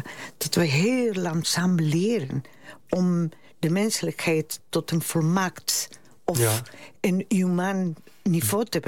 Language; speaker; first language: Dutch; non-native, fluent; Spanish